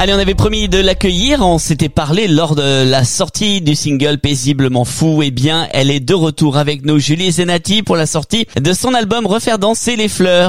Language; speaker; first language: French; native; French